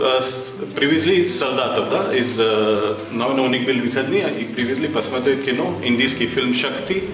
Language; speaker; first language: Russian; non-native, fluent; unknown